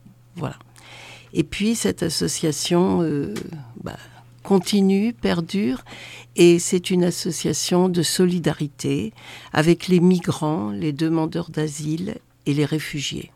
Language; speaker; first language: French; native; French